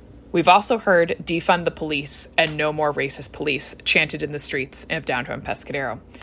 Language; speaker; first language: English; native; English